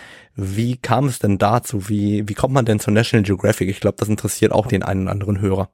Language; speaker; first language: German; native; German